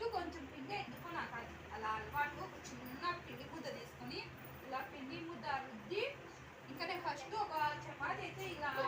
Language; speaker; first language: Telugu; non-native, local second language; Urdu